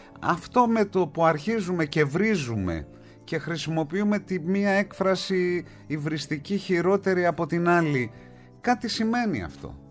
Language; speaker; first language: Greek; native; Greek